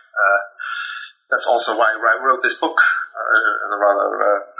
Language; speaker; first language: English; non-native, fluent; Dutch